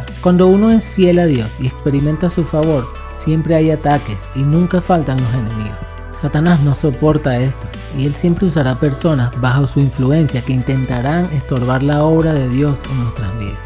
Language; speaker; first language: Spanish; native; Spanish